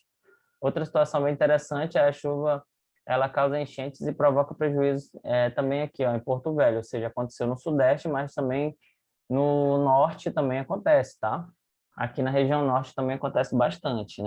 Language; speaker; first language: Portuguese; native; Portuguese